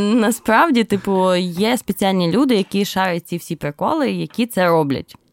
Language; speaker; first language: Ukrainian; native; Ukrainian